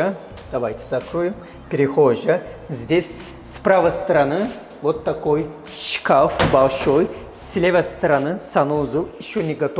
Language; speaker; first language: Russian; non-native, fluent; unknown